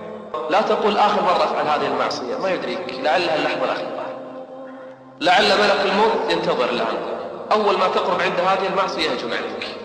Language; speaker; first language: Arabic; native; Arabic